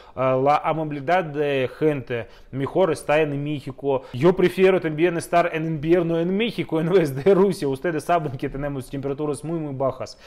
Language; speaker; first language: Spanish; non-native, fluent; Russian